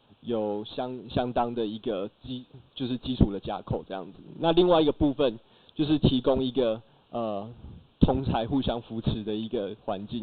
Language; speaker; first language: Chinese; native; Chinese